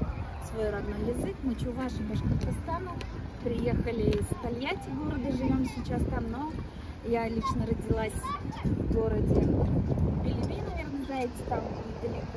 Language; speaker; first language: Russian; non-native, local second language; Chuvash